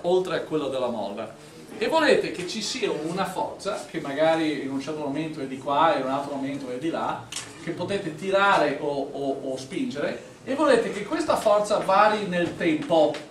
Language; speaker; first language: Italian; native; Italian